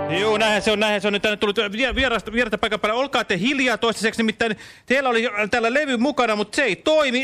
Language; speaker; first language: Finnish; native; Finnish